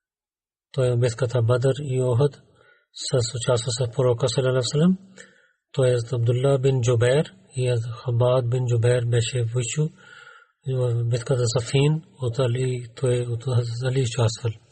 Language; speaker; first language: Bulgarian; non-native, learner; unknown